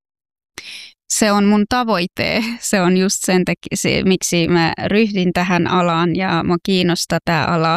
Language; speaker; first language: Finnish; non-native, fluent; Persian